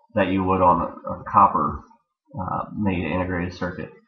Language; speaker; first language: English; native; English